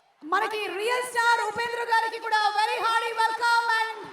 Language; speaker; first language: Telugu; native; Telugu